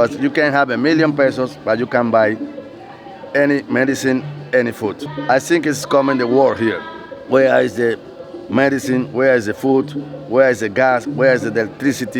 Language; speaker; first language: English; non-native, learner; Spanish